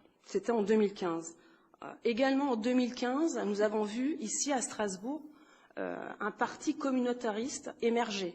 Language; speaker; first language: French; native; French